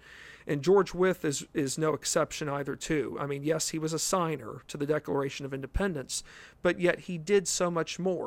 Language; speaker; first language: English; native; English